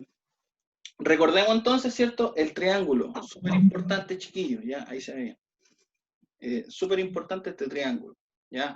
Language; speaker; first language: Spanish; native; Spanish